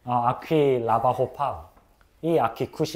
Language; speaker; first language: Portuguese; non-native, learner; Korean